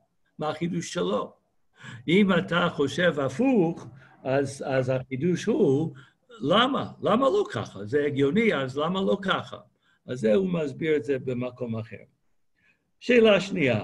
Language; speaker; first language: Hebrew; non-native, fluent; English